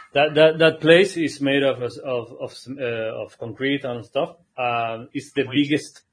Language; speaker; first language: English; non-native, fluent; Spanish